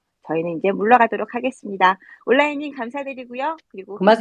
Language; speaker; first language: Korean; native; Korean